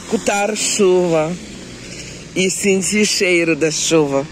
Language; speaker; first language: Portuguese; non-native, local second language; Kabuverdianu